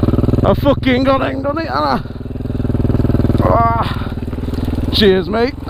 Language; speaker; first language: English; native; English